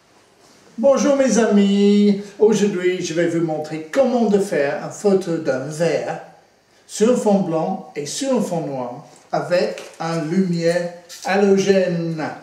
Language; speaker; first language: French; non-native, fluent; English